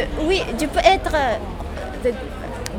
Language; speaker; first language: French; non-native, learner; Japanese